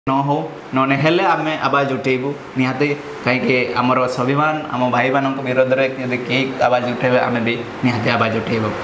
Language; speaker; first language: Odia; non-native, local second language; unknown